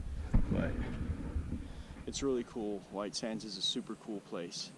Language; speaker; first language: English; native; English